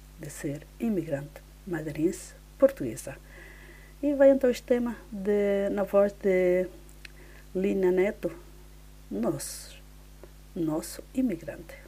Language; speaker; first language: Portuguese; early bilingual, heritage; Portuguese